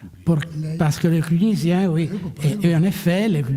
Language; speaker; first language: French; non-native, fluent; Italian